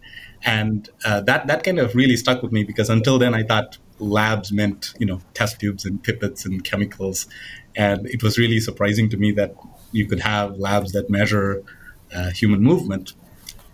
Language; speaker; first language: English; non-native, local second language; Tamil